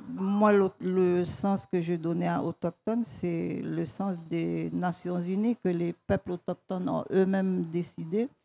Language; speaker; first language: French; native; French